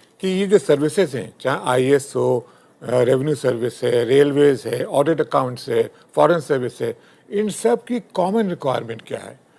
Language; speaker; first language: Hindi; native; Hindi